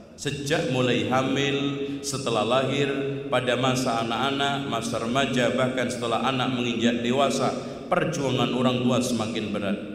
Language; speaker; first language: Indonesian; native; Indonesian